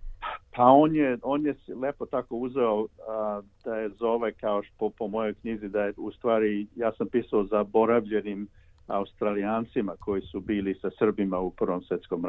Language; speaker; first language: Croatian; early bilingual, heritage; Croatian